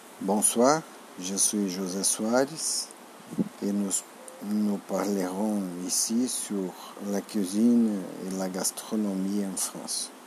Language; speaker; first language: French; non-native, learner; Portuguese